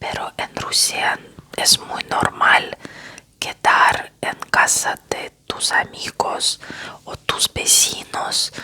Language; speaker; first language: Spanish; non-native, fluent; Russian